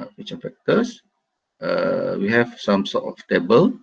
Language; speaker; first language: English; non-native, local second language; Malay